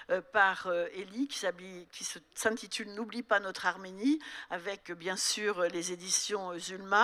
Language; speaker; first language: French; native; French